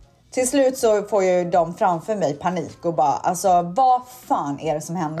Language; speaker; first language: Swedish; native; Swedish